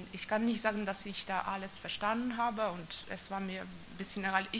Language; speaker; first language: German; non-native, fluent; Russian